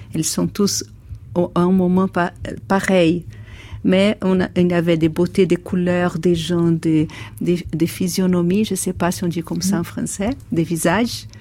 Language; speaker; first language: French; non-native, fluent; Portuguese